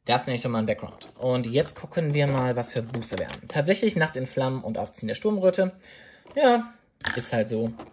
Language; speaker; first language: German; native; German